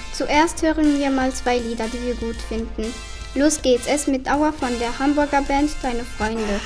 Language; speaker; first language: German; native; German